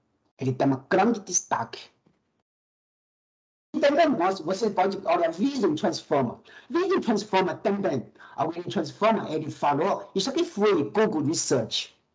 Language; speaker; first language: Portuguese; non-native, fluent; Chinese